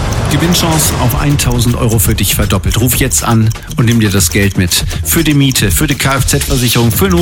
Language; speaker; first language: German; native; German